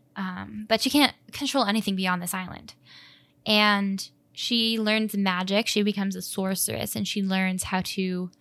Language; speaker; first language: English; native; English